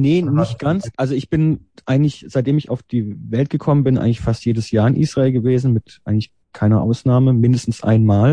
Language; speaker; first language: German; early bilingual, other home language; Hebrew